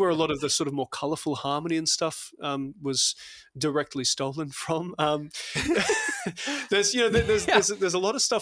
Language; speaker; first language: English; native; English